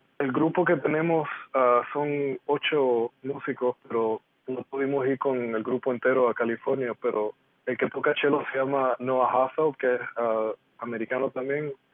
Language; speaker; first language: Spanish; early bilingual, heritage; Spanish